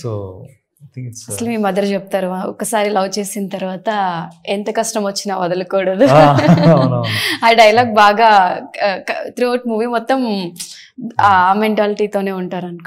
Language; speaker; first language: Telugu; native; Telugu